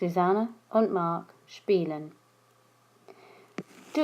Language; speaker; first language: German; non-native, fluent; English